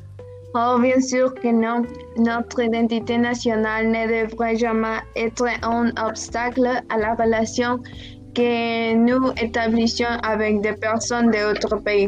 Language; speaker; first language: French; non-native, learner; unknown